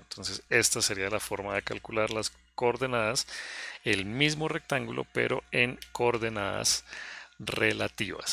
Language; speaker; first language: Spanish; native; Spanish